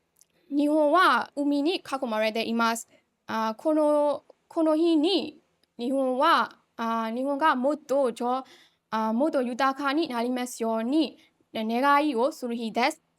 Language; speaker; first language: Japanese; non-native, learner; Burmese